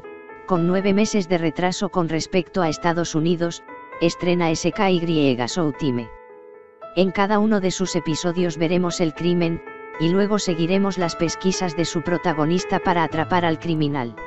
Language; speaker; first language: Spanish; native; Spanish